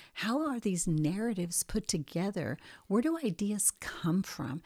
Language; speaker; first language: English; early bilingual, other home language; Spanish